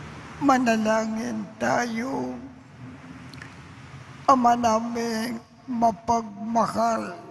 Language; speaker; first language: Filipino; native; Filipino